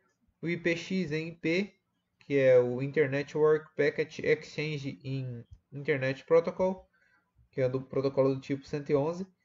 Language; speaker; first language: Portuguese; native; Portuguese